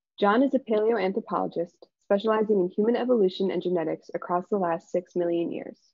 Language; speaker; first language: English; native; English